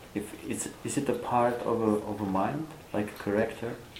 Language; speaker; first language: English; non-native, fluent; Czech